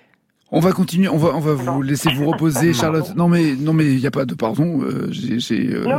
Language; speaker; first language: French; native; French